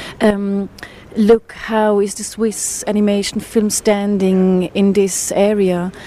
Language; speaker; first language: English; non-native, fluent; Swiss German